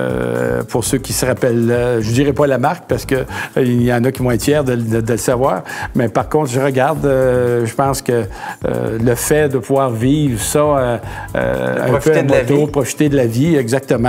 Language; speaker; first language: French; native; French